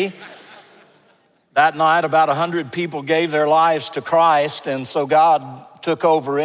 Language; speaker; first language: English; native; English